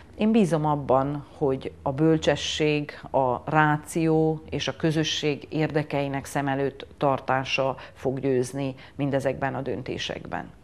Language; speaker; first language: Hungarian; native; Hungarian